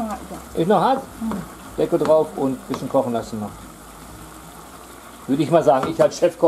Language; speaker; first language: German; native; German